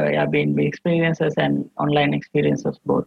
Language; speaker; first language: English; non-native, local second language; Sinhala